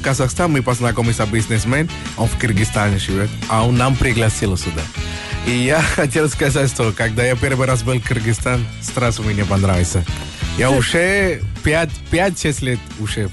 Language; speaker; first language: Russian; non-native, learner; Spanish